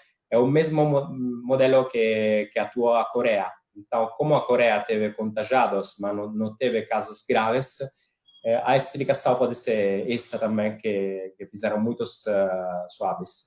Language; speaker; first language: Portuguese; non-native, fluent; Italian